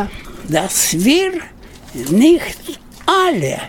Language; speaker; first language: German; non-native, learner; Russian